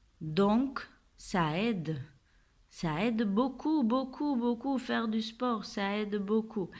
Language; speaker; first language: French; non-native, fluent; Spanish